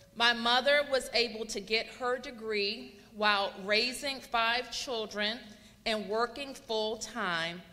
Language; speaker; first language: English; native; English